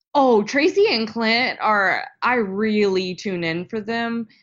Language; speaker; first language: English; native; English